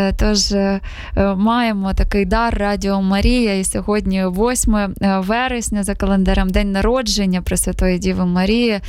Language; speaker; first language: Ukrainian; native; Ukrainian